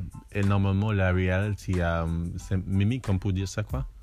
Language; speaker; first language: French; non-native, learner; English